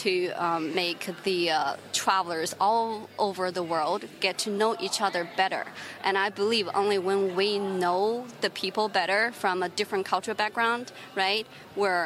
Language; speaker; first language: English; non-native, fluent; Chinese